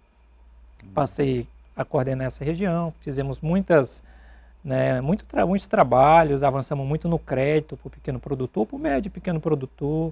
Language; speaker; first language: Portuguese; native; Portuguese